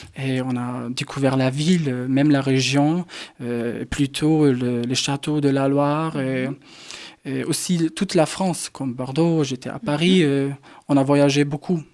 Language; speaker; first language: French; non-native, fluent; German